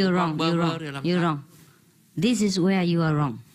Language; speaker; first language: English; non-native, fluent; Vietnamese